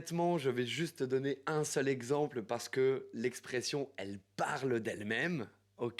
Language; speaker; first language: French; native; French